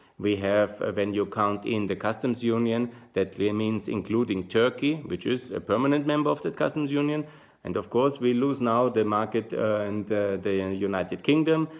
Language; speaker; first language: English; non-native, fluent; German